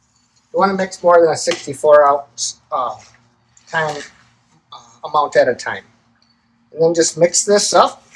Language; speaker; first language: English; native; English